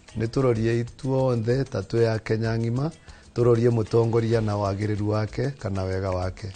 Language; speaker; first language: Kikuyu; non-native, local second language; Embu